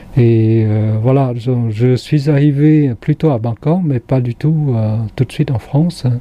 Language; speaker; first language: French; non-native, local second language; Khmer